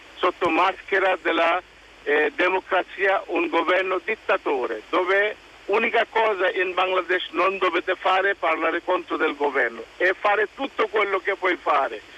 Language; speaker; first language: Italian; non-native, fluent; Bangla